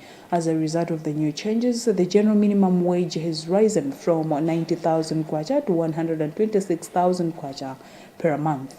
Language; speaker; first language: English; non-native, local second language; Nyanja